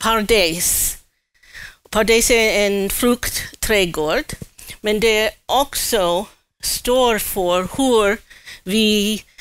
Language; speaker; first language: Swedish; non-native, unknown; English